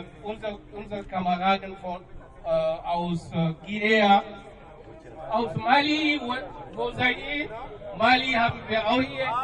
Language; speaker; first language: German; non-native, fluent; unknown